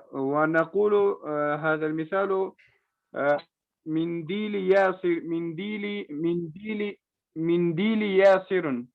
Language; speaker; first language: Arabic; non-native, learner; Pashto